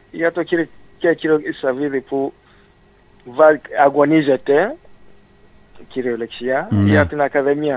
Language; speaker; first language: Greek; non-native, fluent; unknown